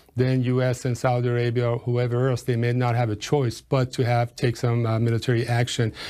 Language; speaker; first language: English; non-native, fluent; Persian